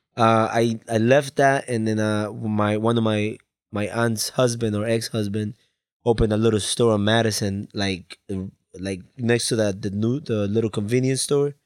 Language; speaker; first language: English; early bilingual, other home language; Spanish